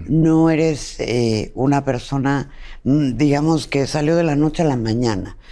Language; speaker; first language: Spanish; native; Spanish